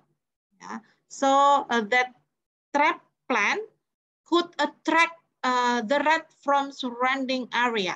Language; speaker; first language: English; non-native, fluent; Indonesian